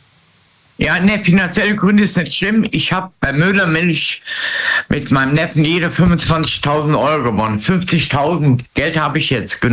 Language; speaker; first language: German; native; German